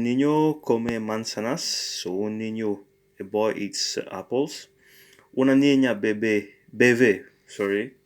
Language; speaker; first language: Spanish; non-native, learner; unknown